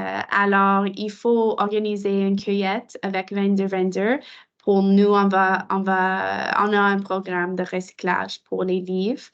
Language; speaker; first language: French; non-native, local second language; English